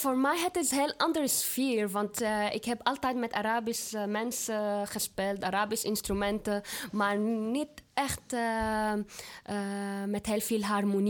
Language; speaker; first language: Dutch; non-native, fluent; Arabic